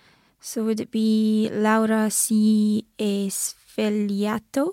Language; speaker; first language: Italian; non-native, learner; English